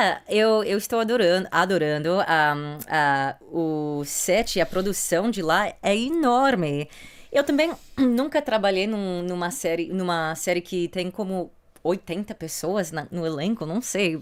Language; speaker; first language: Portuguese; non-native, fluent; English